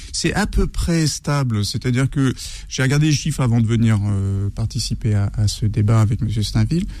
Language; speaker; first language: French; native; French